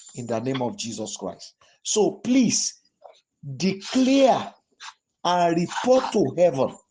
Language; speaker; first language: English; non-native, local second language; Yoruba